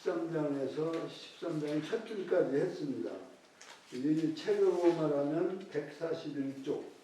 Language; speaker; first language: Korean; native; Korean